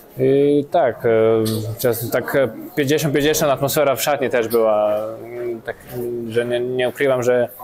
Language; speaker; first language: Polish; non-native, fluent; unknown